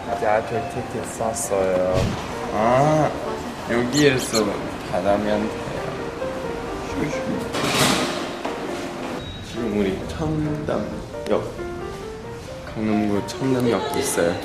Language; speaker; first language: Korean; non-native, learner; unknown